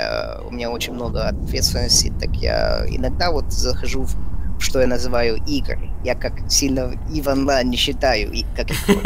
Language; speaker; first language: Russian; early bilingual, heritage; Russian